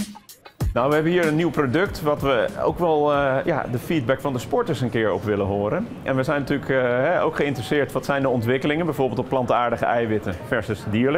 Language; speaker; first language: Dutch; native; Dutch